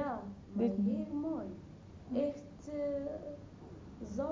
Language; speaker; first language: Dutch; non-native, learner; Arabic